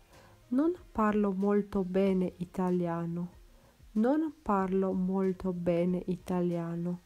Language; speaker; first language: Italian; non-native, fluent; Romanian